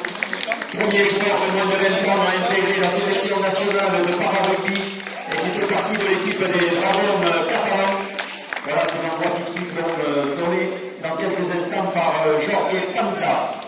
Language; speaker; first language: French; native; French